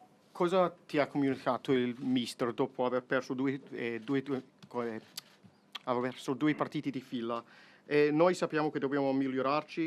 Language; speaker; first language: Italian; non-native, fluent; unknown